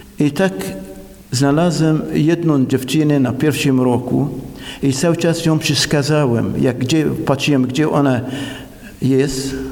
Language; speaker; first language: Polish; non-native, fluent; Arabic